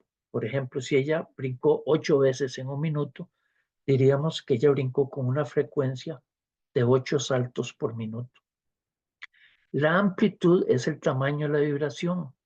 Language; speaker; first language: Spanish; native; Spanish